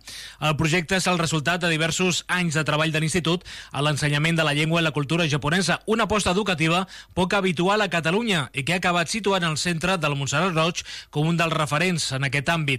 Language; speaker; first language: Catalan; native; Catalan